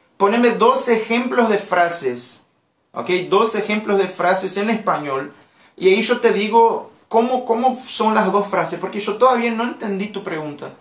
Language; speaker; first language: Spanish; non-native, fluent; Portuguese